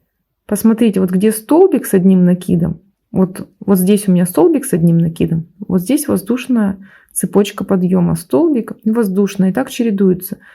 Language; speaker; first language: Russian; native; Russian